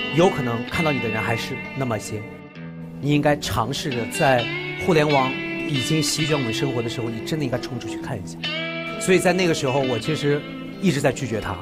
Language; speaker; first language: Chinese; native; Chinese